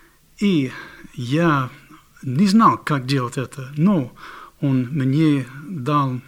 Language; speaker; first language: Russian; non-native, fluent; English